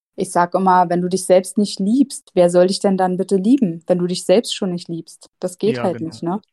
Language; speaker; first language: German; native; German